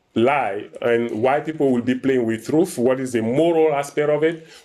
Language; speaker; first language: English; non-native, fluent; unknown